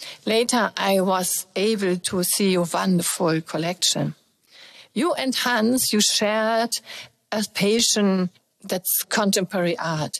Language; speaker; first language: English; non-native, fluent; German